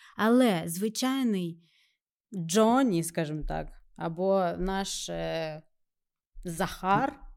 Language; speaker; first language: Ukrainian; native; Ukrainian